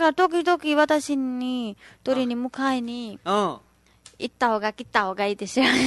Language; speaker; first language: Japanese; non-native, learner; Nepali